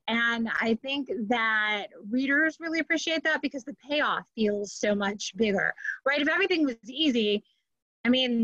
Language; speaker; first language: English; native; English